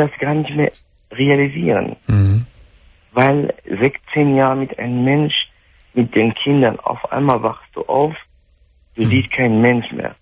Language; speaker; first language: German; non-native, fluent; Arabic